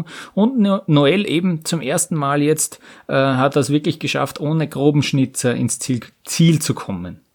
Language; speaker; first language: German; native; German